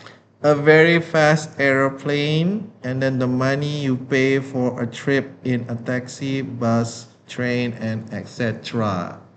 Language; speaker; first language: English; non-native, fluent; Indonesian